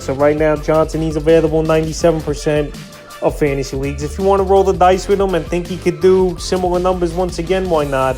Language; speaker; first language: English; native; English